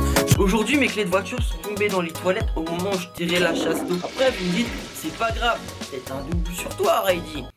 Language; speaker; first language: French; native; French